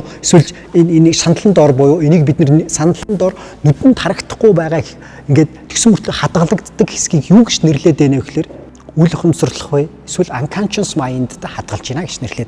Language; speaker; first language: Mongolian; native; Mongolian